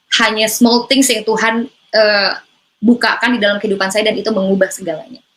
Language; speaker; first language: Indonesian; native; Indonesian